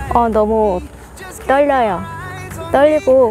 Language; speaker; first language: Korean; non-native, fluent; Vietnamese